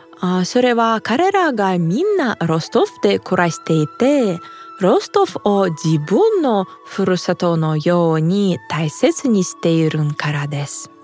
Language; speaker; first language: Japanese; non-native, fluent; Russian